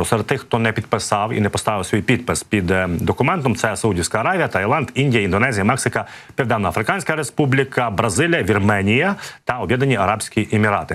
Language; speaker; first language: Ukrainian; native; Ukrainian